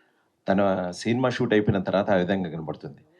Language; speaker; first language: Telugu; native; Telugu